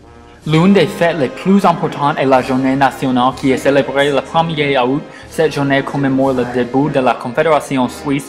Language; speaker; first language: French; non-native, learner; English